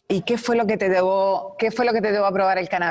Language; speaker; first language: Spanish; native; Spanish